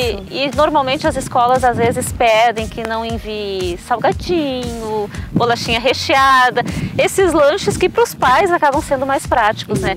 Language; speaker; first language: Portuguese; native; Portuguese